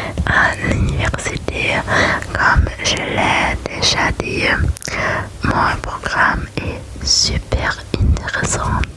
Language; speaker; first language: French; non-native, learner; German